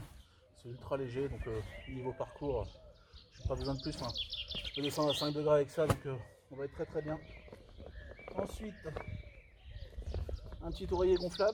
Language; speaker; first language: French; native; French